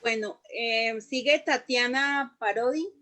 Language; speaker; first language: Spanish; native; Spanish